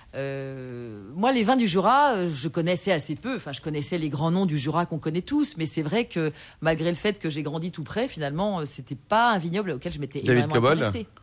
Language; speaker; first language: French; native; French